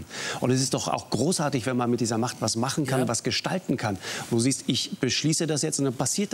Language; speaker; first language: German; native; German